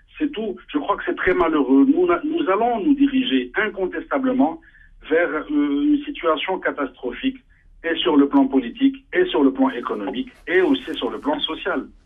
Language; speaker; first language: French; non-native, local second language; Arabic